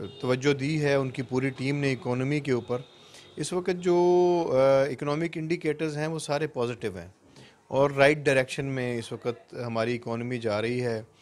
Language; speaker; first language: Urdu; non-native, local second language; Punjabi